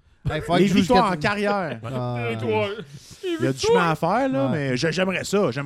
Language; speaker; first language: French; native; French